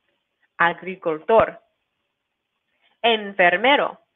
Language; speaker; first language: Spanish; non-native, fluent; English